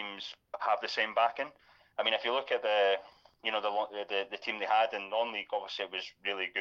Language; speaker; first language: English; native; English